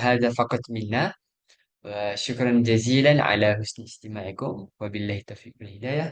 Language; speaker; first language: Arabic; non-native, learner; Malay